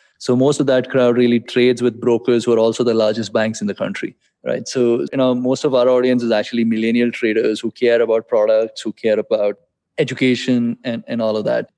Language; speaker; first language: English; non-native, local second language; Hindi